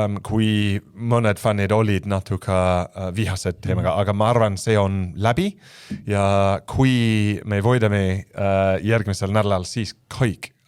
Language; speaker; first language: Estonian; non-native, fluent; English